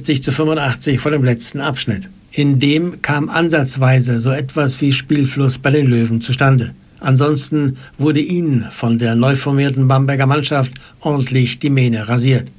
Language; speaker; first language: German; native; German